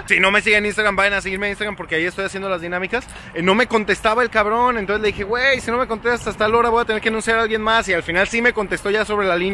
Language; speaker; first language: Spanish; native; Spanish